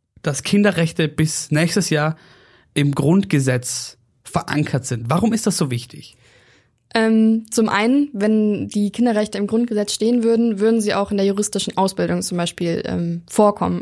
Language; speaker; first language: German; native; German